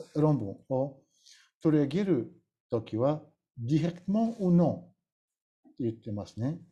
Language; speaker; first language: Japanese; non-native, fluent; Bulgarian